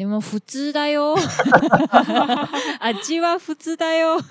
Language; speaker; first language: Japanese; non-native, fluent; Chinese